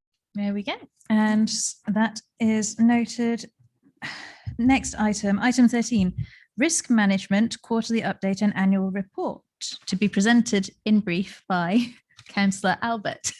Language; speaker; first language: English; native; English